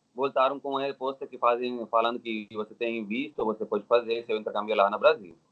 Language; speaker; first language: Portuguese; non-native, learner; Telugu